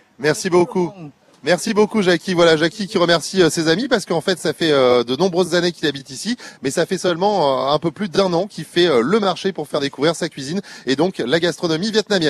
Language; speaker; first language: French; native; French